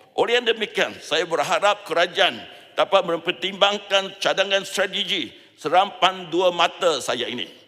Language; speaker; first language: Malay; non-native, local second language; Chinese